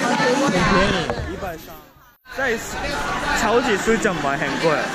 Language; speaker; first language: Chinese; non-native, learner; Japanese